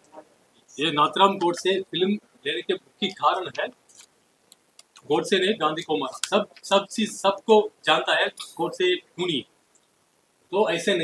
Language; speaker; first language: Hindi; non-native, learner; Tamil